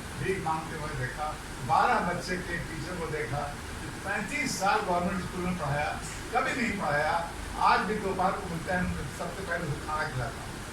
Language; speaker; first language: Urdu; native; Urdu